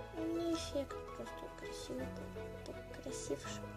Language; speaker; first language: Russian; native; Russian